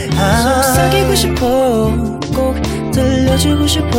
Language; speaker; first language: Korean; native; Korean